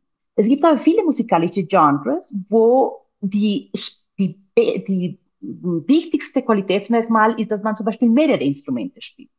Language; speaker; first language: German; non-native, fluent; Spanish